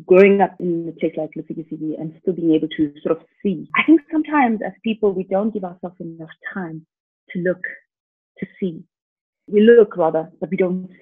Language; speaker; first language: English; non-native, local second language; Xhosa